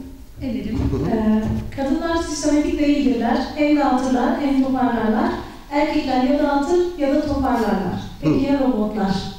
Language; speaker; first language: Turkish; native; Turkish